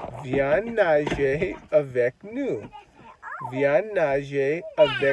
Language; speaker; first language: French; non-native, learner; English